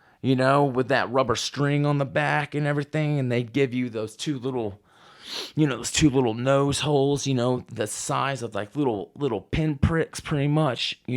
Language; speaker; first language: English; native; English